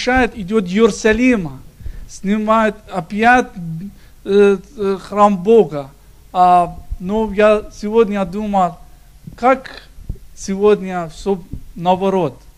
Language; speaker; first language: Russian; non-native, learner; Persian